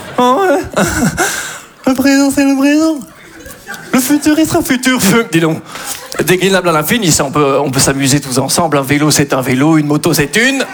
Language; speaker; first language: French; native; French